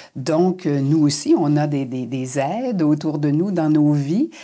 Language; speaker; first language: French; native; French